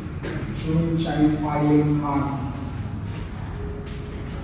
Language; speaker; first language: Vietnamese; non-native, learner; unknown